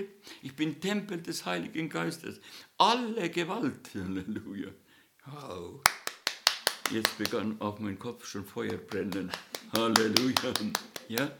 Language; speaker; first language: German; non-native, learner; Estonian